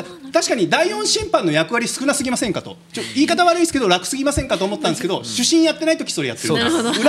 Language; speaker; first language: Japanese; native; Japanese